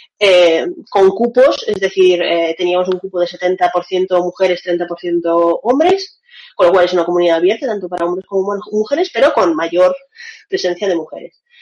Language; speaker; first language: Spanish; early bilingual, other home language; Russian